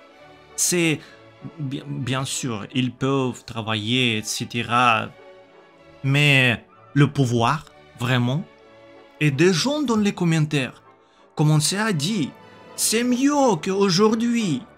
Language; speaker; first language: French; non-native, learner; Russian